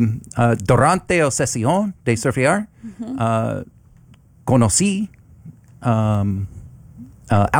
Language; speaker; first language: Spanish; non-native, learner; English